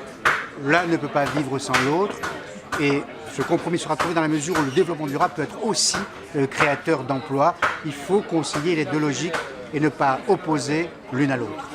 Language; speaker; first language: French; native; French